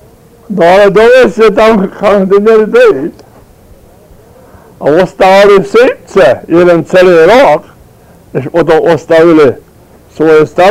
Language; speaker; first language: Czech; early bilingual, heritage; Czech